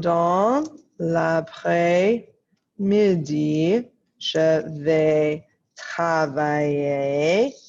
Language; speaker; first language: French; non-native, fluent; English